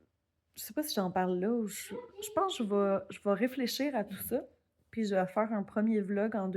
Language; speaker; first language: French; native; French